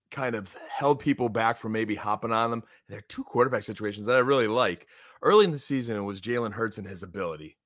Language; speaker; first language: English; native; English